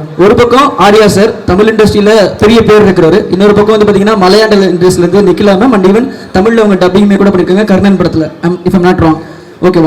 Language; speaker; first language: Tamil; native; Tamil